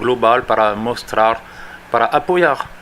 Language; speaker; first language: Portuguese; non-native, fluent; French